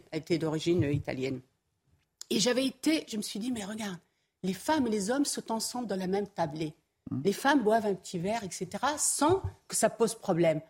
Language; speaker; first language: French; early bilingual, other home language; Arabic